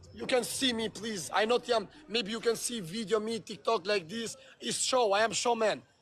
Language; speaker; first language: English; non-native, learner; Albanian